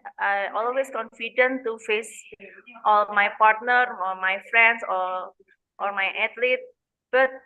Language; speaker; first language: English; non-native, learner; Indonesian